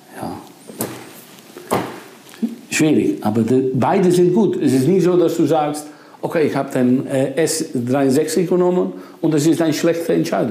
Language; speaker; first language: German; non-native, fluent; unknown